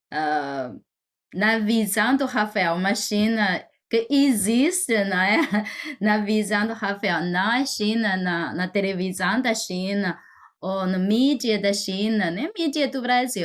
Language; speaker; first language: Portuguese; non-native, fluent; Chinese